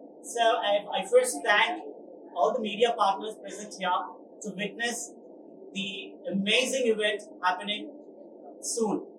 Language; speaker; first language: English; non-native, local second language; Telugu